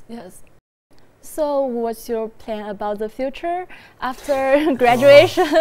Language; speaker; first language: English; non-native, fluent; Chinese